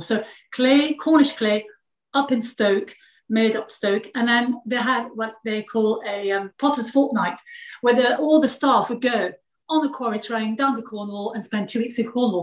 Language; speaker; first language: English; non-native, fluent; French